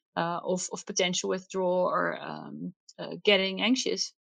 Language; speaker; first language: English; non-native, fluent; Dutch